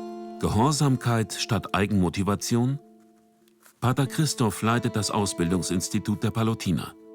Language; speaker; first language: German; native; German